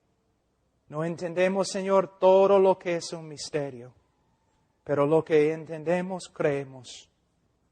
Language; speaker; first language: Spanish; non-native, fluent; English